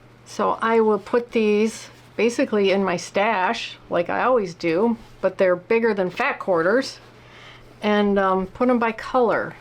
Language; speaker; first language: English; native; English